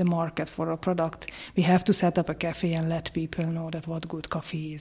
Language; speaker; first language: English; non-native, fluent; Hungarian